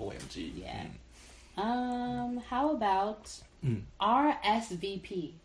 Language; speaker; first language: English; non-native, learner; Japanese